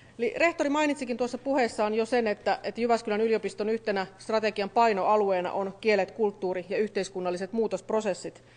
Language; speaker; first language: Finnish; native; Finnish